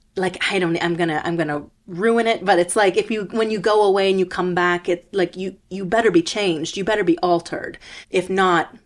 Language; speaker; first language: English; early bilingual, other home language; Spanish